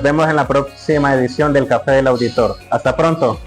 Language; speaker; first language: Spanish; native; Spanish